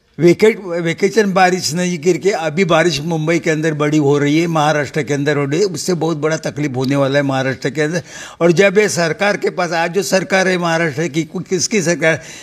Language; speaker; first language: Hindi; non-native, local second language; Marathi